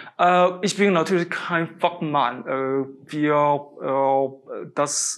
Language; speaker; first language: German; non-native, fluent; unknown